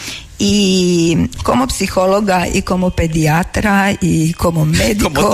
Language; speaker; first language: Spanish; non-native, fluent; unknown